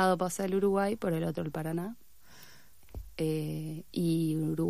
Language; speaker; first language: Spanish; native; Spanish